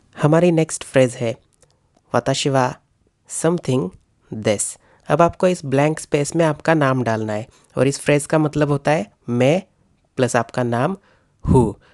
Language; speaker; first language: Hindi; non-native, local second language; Marathi